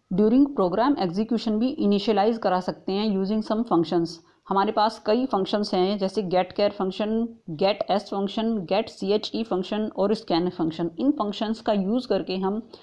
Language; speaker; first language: Hindi; native; Hindi